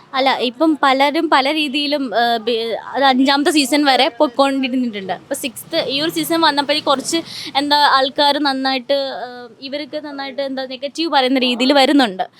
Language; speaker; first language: Malayalam; native; Malayalam